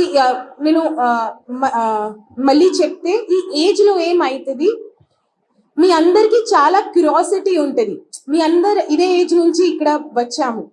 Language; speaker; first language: Telugu; non-native, fluent; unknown